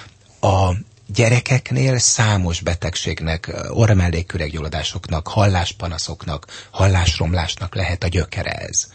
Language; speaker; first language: Hungarian; native; Hungarian